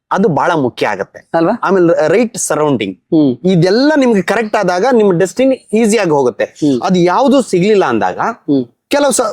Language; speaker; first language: Kannada; non-native, local second language; Tulu